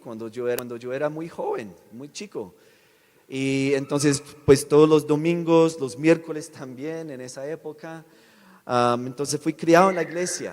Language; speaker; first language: Spanish; non-native, fluent; English